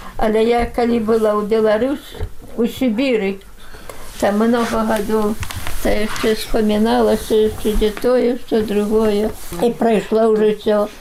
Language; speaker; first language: Belarusian; native; Belarusian